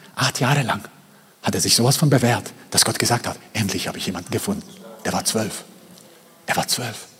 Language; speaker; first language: German; early bilingual, other home language; Croatian